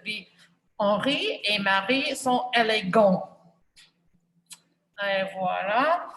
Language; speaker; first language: French; non-native, fluent; English